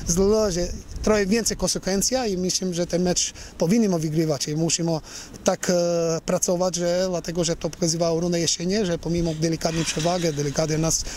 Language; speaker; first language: Polish; non-native, learner; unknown